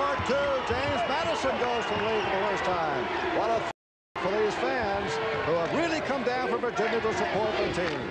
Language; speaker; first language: English; native; English